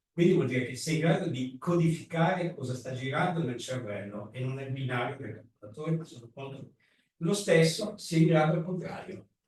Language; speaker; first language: Italian; native; Italian